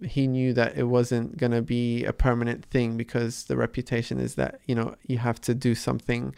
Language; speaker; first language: English; early bilingual, other home language; Arabic